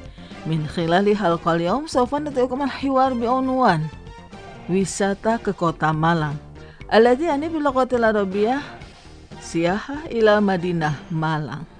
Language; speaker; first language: Arabic; non-native, fluent; Indonesian